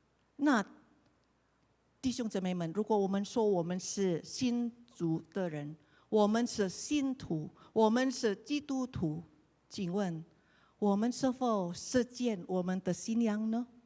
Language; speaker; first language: Chinese; non-native, learner; Indonesian